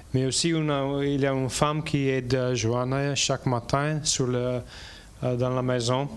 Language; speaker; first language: French; non-native, learner; English